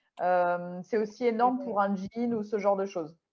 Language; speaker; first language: French; native; French